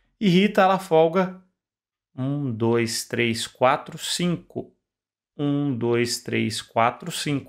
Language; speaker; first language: Portuguese; native; Portuguese